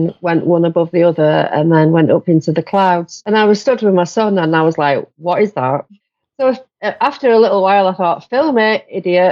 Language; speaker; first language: English; native; English